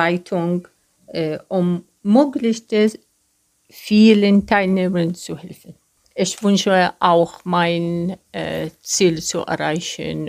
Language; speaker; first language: German; non-native, learner; Arabic